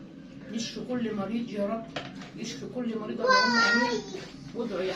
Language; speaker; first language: Arabic; native; Arabic